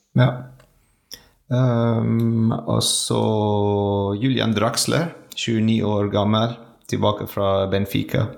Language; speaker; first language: Norwegian; non-native, learner; French